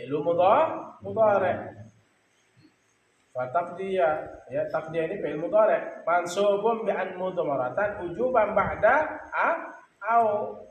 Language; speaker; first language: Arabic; non-native, fluent; Sasak